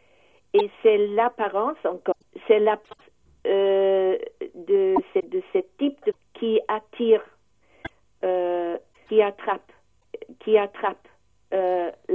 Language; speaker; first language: French; non-native, learner; English